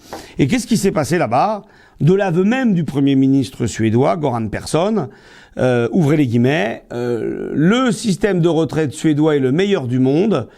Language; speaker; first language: French; native; French